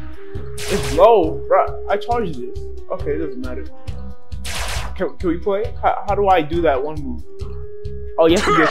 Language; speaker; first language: English; native; English